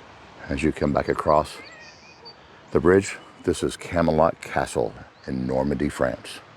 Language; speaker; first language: English; native; English